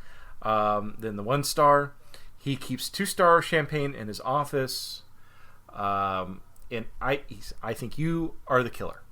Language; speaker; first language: English; native; English